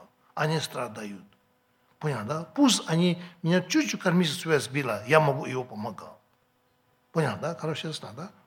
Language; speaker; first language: Russian; non-native, learner; Tibetan